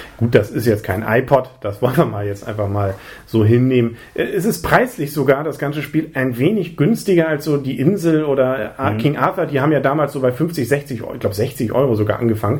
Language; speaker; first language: German; native; German